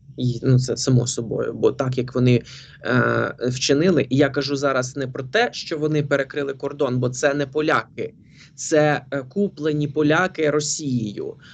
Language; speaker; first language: Ukrainian; native; Ukrainian